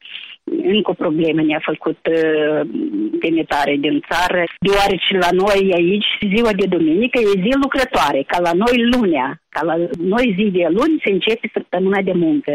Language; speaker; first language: Romanian; native; Romanian